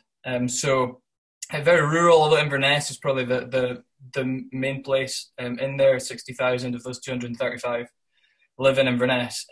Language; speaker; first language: English; native; English